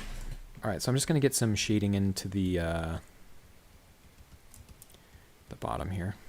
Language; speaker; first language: English; native; English